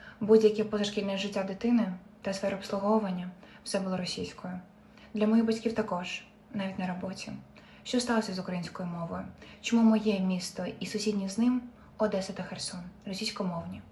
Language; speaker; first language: Ukrainian; non-native, local second language; Russian